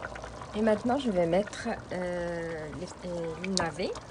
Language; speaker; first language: French; non-native, local second language; Arabic